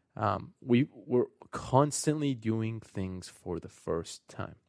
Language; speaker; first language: English; native; English